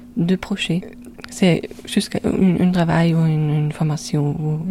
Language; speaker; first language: French; non-native, learner; German